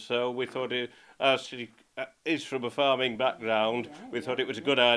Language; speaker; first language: English; native; English